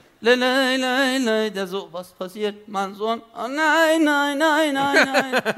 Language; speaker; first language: German; early bilingual, other home language; Turkish